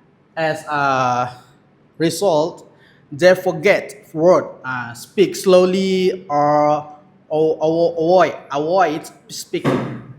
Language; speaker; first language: English; non-native, learner; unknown